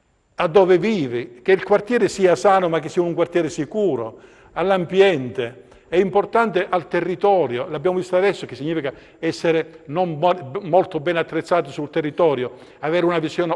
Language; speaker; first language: Italian; native; Italian